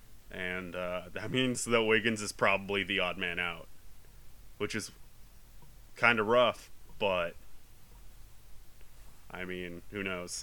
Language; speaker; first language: English; native; English